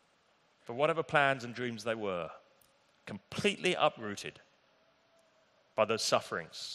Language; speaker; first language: English; native; English